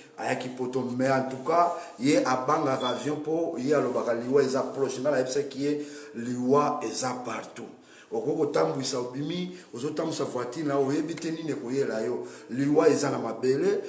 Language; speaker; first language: Lingala; non-native, local second language; Kongo